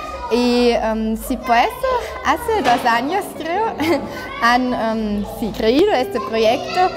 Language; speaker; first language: Spanish; non-native, fluent; German